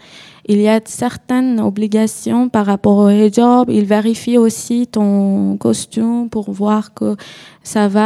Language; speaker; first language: French; non-native, learner; Persian